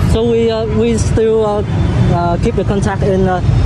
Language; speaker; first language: English; non-native, learner; Vietnamese